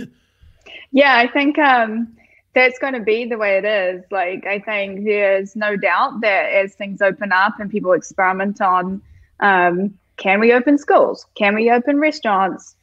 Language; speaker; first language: English; native; English